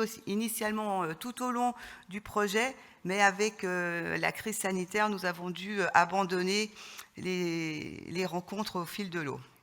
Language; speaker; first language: French; native; French